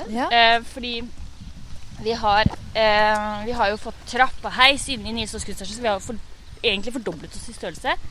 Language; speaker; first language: Norwegian; native; Norwegian